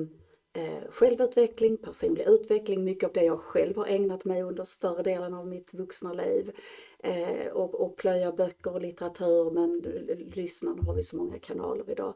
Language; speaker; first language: Swedish; native; Swedish